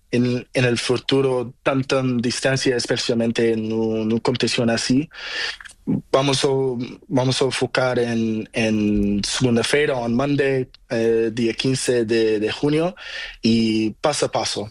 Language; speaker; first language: Spanish; non-native, learner; Portuguese